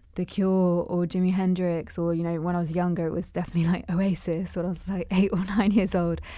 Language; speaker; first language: English; native; English